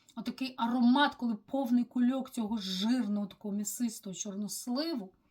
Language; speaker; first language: Ukrainian; non-native, local second language; Russian